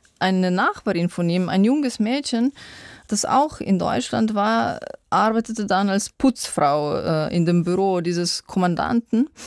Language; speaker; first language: German; non-native, fluent; Slovenian